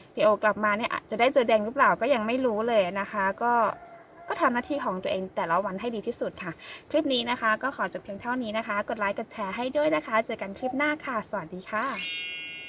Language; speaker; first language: Thai; native; Thai